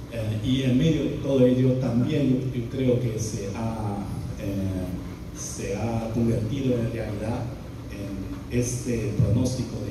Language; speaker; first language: Spanish; non-native, fluent; Chinese